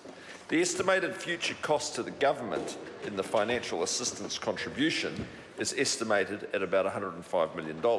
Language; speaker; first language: English; native; English